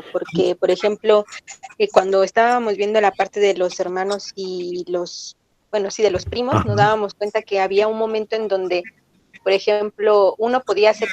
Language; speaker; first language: Spanish; native; Spanish